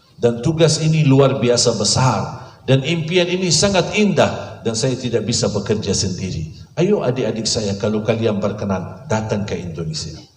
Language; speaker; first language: Indonesian; non-native, fluent; Arabic